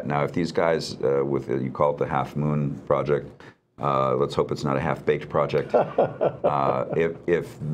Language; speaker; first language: English; native; English